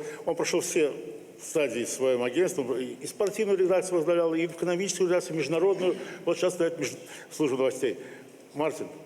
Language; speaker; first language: Russian; native; Russian